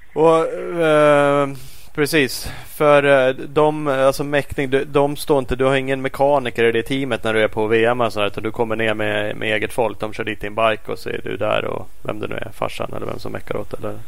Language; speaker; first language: Swedish; native; Swedish